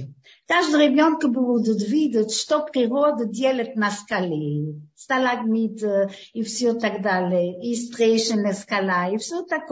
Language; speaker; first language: Russian; early bilingual, heritage; Hebrew